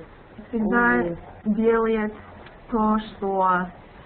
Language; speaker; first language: Russian; non-native, learner; English